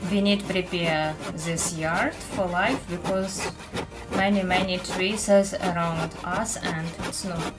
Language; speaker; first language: English; non-native, fluent; Ukrainian